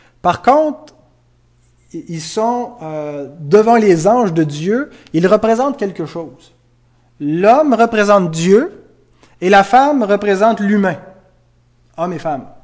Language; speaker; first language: French; native; French